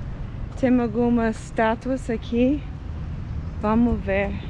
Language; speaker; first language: Portuguese; non-native, fluent; English